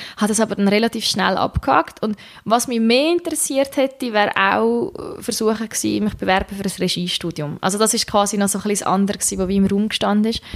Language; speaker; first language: German; native; German